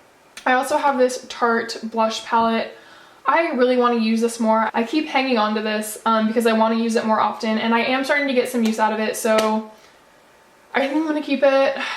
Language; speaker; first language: English; native; English